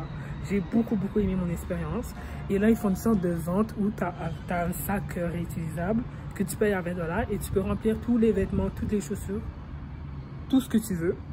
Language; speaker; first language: French; native; French